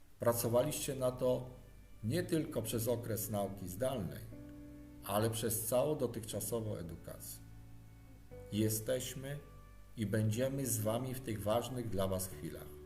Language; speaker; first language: Polish; native; Polish